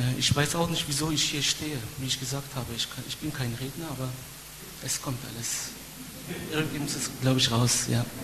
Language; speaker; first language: German; non-native, fluent; Turkish